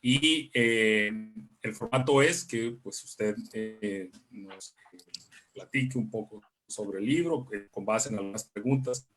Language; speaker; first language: Spanish; native; Spanish